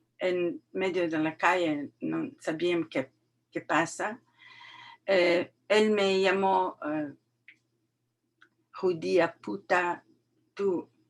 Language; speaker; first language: Spanish; non-native, learner; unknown